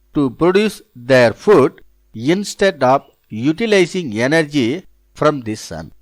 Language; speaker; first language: English; non-native, local second language; Tamil